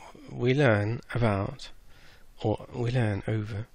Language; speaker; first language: English; native; English